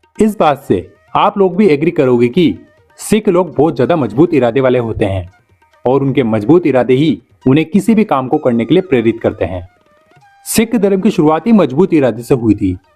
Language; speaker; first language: Hindi; native; Hindi